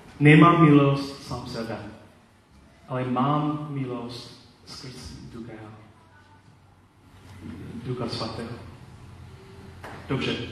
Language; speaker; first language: Czech; non-native, learner; Polish